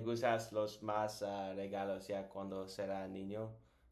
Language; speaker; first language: Spanish; non-native, learner; English